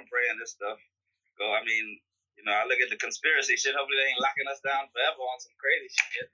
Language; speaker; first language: English; native; English